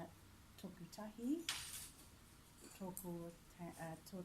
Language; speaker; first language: Māori; non-native, learner; English